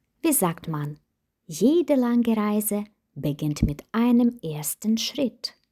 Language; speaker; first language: German; non-native, fluent; Ukrainian